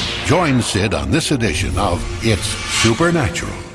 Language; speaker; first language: English; native; English